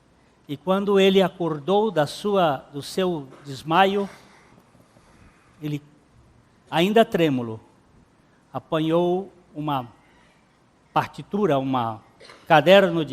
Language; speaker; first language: Portuguese; native; Portuguese